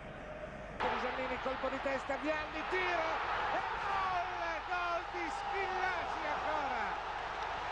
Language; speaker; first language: Italian; native; Italian